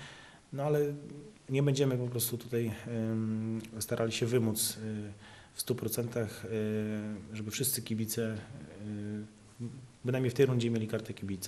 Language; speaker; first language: Polish; native; Polish